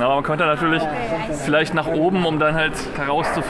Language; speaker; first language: German; native; German